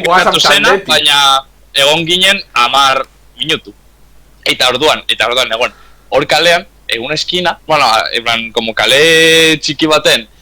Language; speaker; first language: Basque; non-native, local second language; Spanish